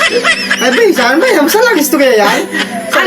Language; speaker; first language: Filipino; non-native, local second language; Bikol